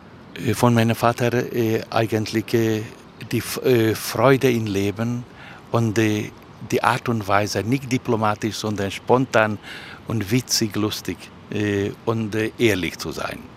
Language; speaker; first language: German; non-native, fluent; Hungarian